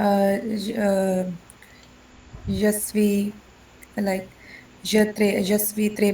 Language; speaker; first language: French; non-native, learner; Hindi